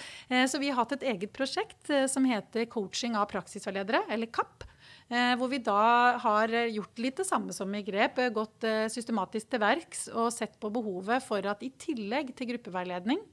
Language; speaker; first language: Norwegian; native; Norwegian